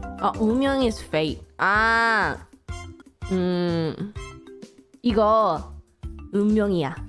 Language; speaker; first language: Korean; non-native, learner; English